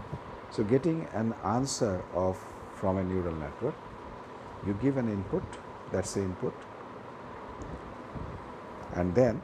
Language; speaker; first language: English; non-native, local second language; Bangla